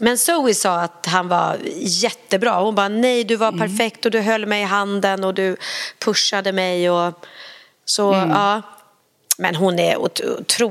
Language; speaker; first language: Swedish; native; Swedish